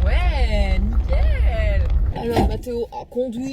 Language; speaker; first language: French; native; French